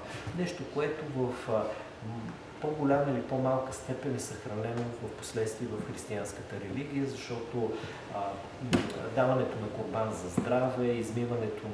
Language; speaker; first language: Bulgarian; native; Bulgarian